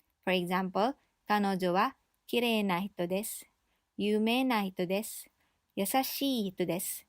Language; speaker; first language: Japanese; non-native, fluent; English